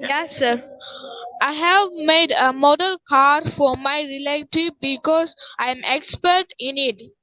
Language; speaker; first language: English; non-native, learner; Tamil